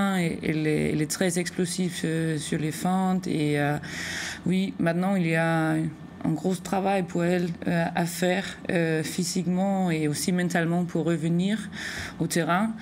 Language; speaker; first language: French; non-native, fluent; Danish